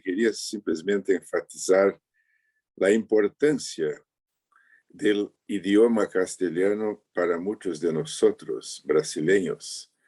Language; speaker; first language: Spanish; non-native, fluent; Portuguese